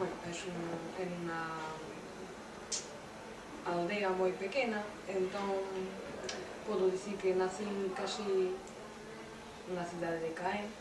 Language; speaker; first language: Galician; non-native, fluent; French